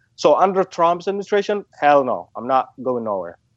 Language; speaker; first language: English; non-native, fluent; Somali